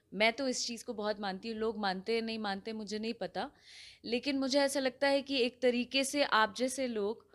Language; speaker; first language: Hindi; native; Hindi